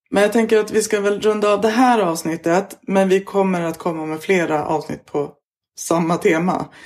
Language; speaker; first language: Swedish; native; Swedish